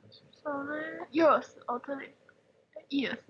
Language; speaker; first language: English; non-native, learner; Chinese